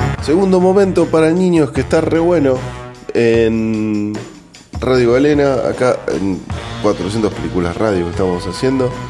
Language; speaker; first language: Spanish; native; Spanish